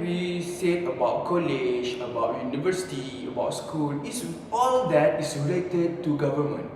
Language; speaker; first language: English; non-native, learner; Malay